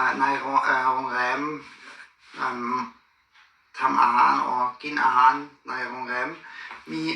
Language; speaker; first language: Thai; non-native, learner; German